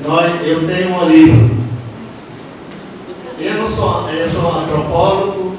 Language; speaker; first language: Portuguese; non-native, local second language; Yanomámi